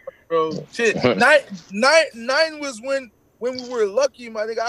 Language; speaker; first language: English; non-native, fluent; French